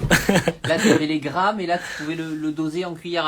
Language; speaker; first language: French; native; French